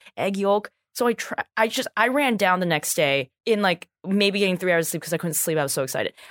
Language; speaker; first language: English; native; English